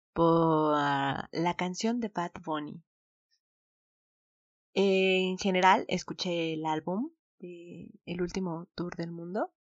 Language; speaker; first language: Spanish; native; Spanish